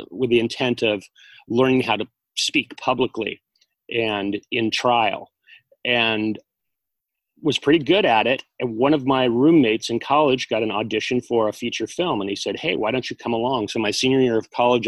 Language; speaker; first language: English; native; English